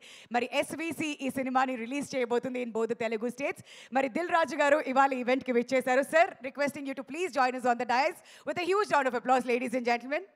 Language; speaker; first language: Telugu; native; Telugu